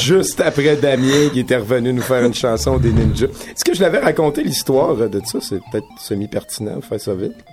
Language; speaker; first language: French; native; French